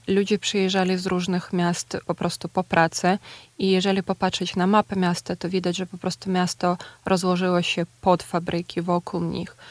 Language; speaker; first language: Polish; non-native, fluent; Ukrainian